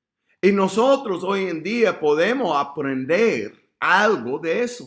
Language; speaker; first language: Spanish; non-native, fluent; English